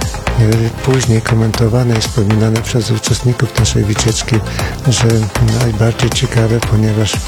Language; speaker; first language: Polish; native; Polish